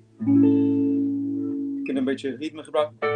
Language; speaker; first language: Dutch; non-native, learner; Portuguese